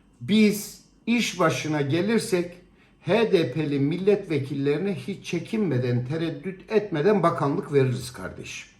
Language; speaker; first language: Turkish; native; Turkish